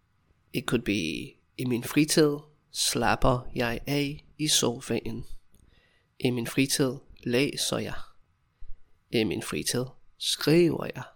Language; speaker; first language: Danish; non-native, fluent; English